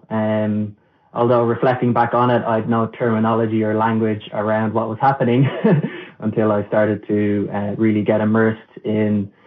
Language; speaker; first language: English; non-native, local second language; Irish